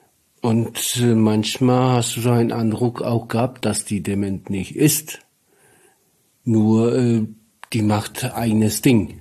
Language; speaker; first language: German; non-native, learner; Polish